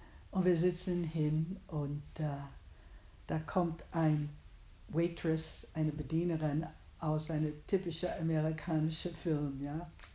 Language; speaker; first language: German; non-native, fluent; English